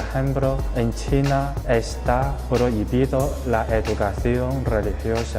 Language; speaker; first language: Spanish; non-native, learner; Chinese